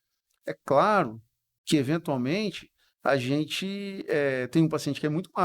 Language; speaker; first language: Portuguese; native; Portuguese